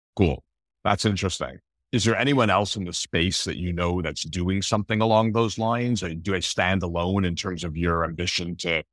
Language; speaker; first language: English; native; English